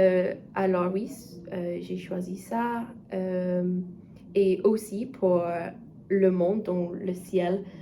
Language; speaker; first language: French; non-native, learner; English